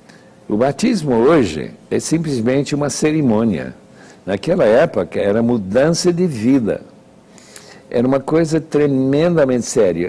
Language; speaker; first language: Portuguese; non-native, fluent; English